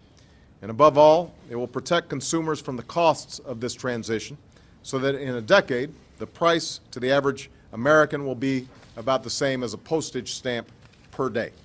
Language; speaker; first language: English; native; English